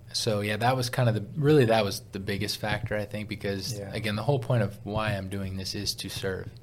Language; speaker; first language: English; native; English